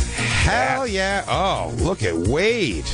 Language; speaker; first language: English; native; English